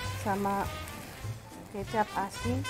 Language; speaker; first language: Indonesian; non-native, fluent; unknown